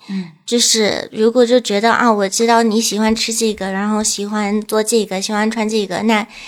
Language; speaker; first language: Chinese; non-native, fluent; English